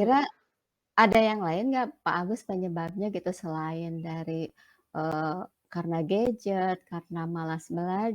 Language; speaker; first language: Indonesian; non-native, local second language; Sundanese